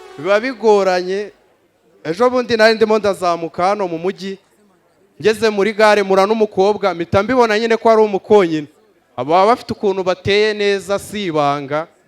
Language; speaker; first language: Kinyarwanda; native; Kinyarwanda